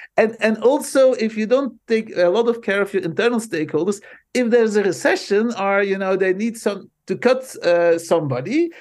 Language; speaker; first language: English; non-native, fluent; Dutch